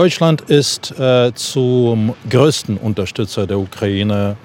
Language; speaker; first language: German; non-native, fluent; Ukrainian